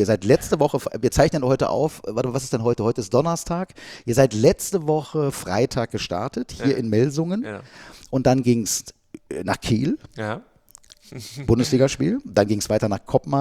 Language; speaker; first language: German; native; German